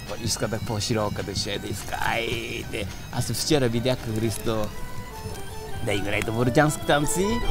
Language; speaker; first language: Bulgarian; non-native, learner; Japanese